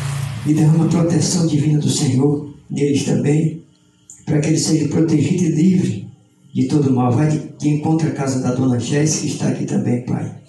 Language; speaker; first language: Portuguese; native; Portuguese